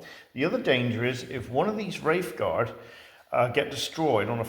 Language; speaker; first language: English; native; English